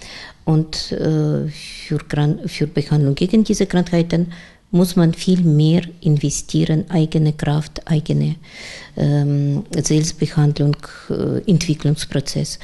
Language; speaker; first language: German; non-native, learner; Russian